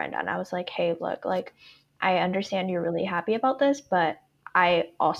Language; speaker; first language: English; non-native, local second language; Cantonese